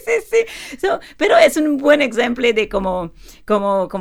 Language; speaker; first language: Spanish; non-native, learner; French